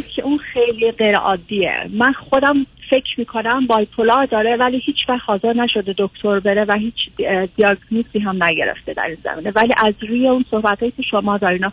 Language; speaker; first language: Persian; native; Persian